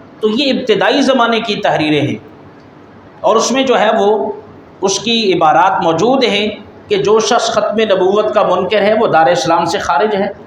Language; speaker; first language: Urdu; native; Urdu